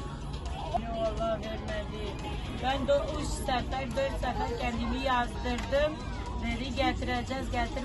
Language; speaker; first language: Turkish; non-native, local second language; Kurdish